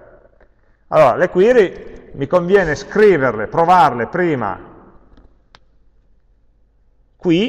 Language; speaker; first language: Italian; native; Italian